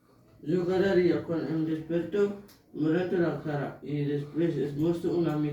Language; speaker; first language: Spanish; non-native, learner; Arabic